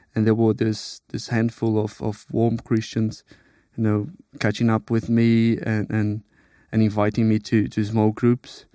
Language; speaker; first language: English; non-native, fluent; Portuguese